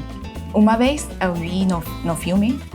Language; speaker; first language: Portuguese; non-native, fluent; Thai